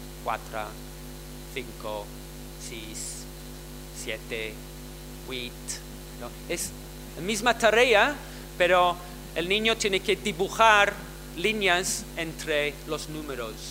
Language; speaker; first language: Spanish; non-native, fluent; English